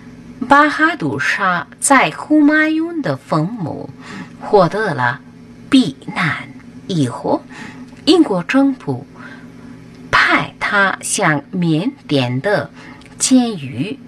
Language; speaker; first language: Chinese; non-native, fluent; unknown